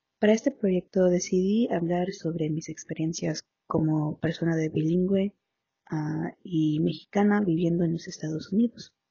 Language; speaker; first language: Spanish; early bilingual, heritage; Spanish